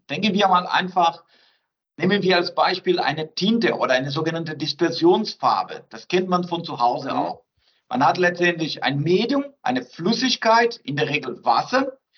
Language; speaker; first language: German; non-native, fluent; Portuguese